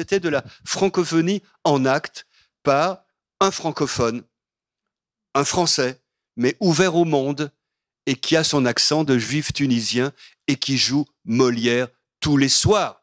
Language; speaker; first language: French; native; French